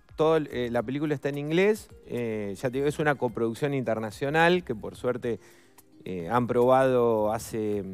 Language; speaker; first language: Spanish; native; Spanish